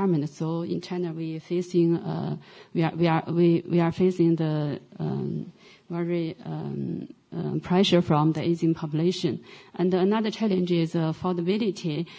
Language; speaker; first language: English; non-native, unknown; Chinese